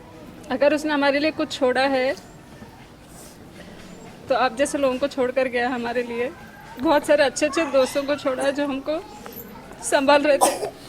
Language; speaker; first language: Hindi; non-native, local second language; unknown